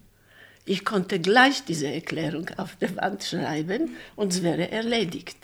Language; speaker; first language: German; non-native, fluent; Polish